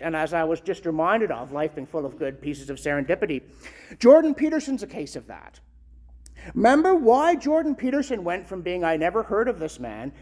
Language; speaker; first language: English; native; English